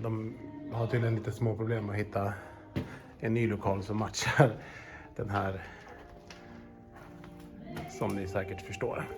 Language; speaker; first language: Swedish; native; Swedish